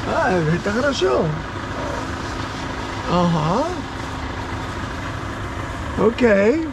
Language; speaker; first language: Russian; non-native, learner; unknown